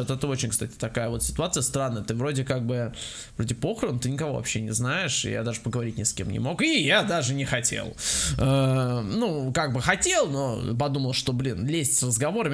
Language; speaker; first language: Russian; native; Russian